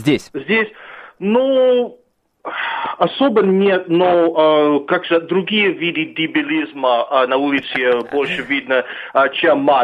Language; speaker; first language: Russian; non-native, fluent; English